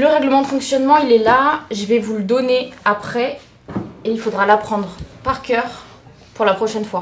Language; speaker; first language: French; native; French